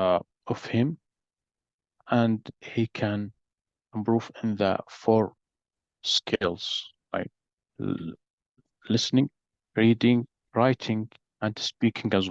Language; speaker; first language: English; non-native, learner; Arabic